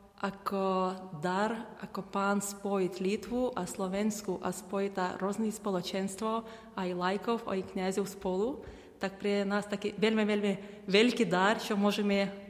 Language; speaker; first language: Slovak; non-native, learner; Lithuanian